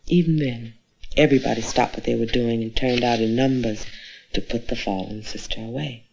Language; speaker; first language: English; native; English